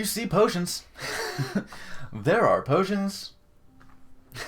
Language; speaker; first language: English; native; English